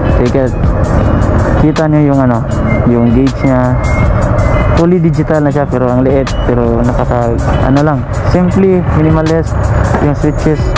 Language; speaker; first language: Filipino; non-native, local second language; Cebuano